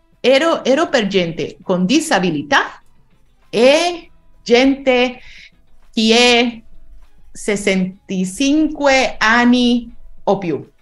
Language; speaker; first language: Italian; non-native, learner; Spanish